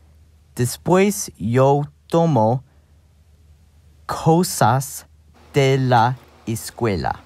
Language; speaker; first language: Spanish; non-native, learner; English